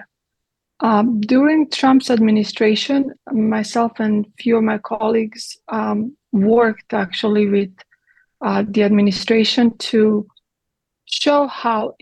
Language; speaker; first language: English; non-native, fluent; Croatian